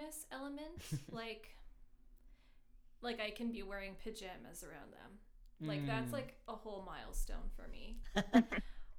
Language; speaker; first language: English; native; English